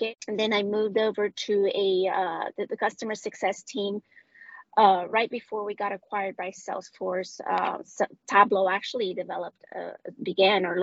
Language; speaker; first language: English; non-native, fluent; Spanish